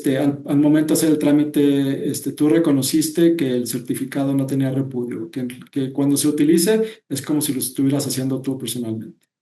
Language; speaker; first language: Spanish; native; Spanish